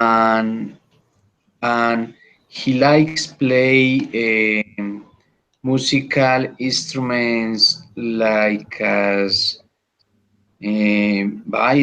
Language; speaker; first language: English; non-native, learner; Spanish